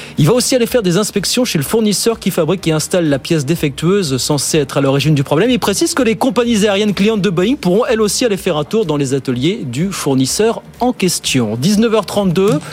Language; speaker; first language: French; native; French